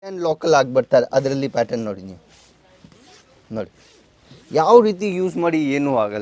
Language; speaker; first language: Kannada; non-native, local second language; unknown